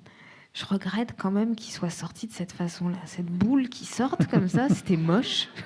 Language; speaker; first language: French; native; French